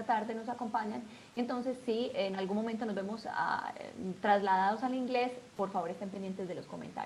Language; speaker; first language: Spanish; native; Spanish